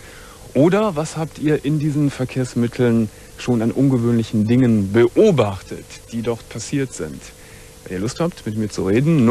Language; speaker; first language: German; native; German